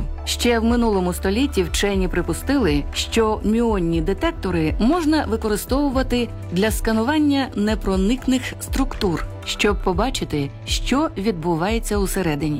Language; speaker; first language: Ukrainian; native; Ukrainian